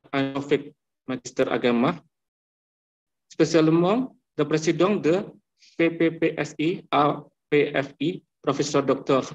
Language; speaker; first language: French; non-native, learner; Indonesian